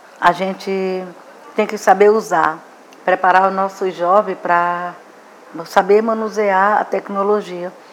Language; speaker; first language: Portuguese; non-native, local second language; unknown